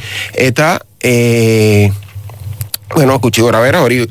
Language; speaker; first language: Basque; non-native, learner; Spanish